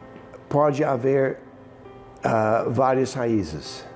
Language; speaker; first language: Portuguese; non-native, fluent; English